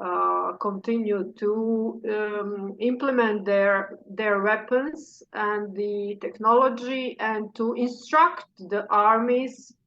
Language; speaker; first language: English; non-native, fluent; Serbian